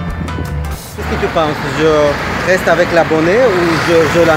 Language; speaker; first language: French; non-native, fluent; Russian